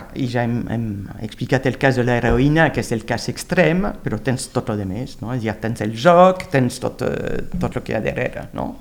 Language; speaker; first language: Catalan; non-native, fluent; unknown